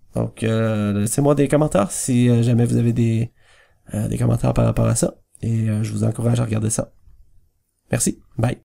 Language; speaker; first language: French; native; French